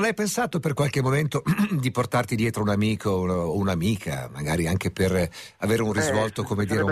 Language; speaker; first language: Italian; native; Italian